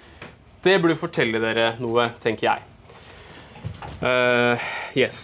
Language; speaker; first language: Norwegian; native; Norwegian